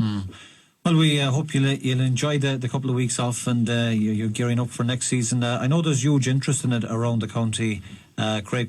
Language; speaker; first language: English; native; English